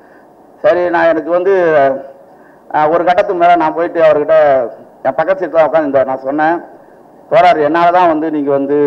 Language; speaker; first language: Tamil; native; Tamil